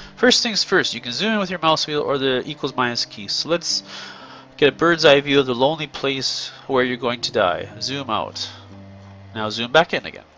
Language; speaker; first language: English; native; English